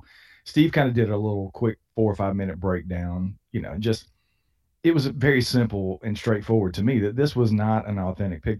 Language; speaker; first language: English; native; English